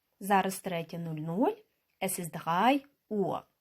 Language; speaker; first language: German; non-native, fluent; Ukrainian